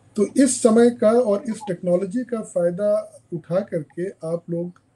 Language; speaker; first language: Hindi; native; Hindi